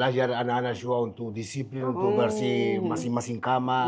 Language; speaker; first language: Indonesian; non-native, fluent; Spanish